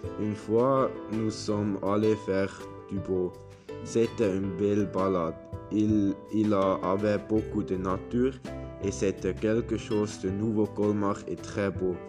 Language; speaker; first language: French; non-native, learner; German